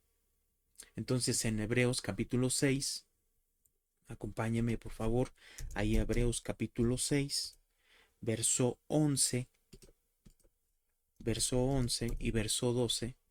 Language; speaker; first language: Spanish; native; Spanish